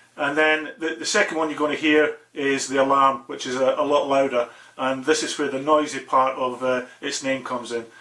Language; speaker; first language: English; native; English